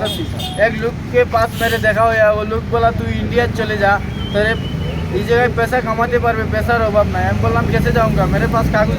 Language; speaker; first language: Hindi; non-native, learner; Bangla